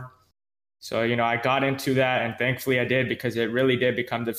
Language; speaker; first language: English; native; English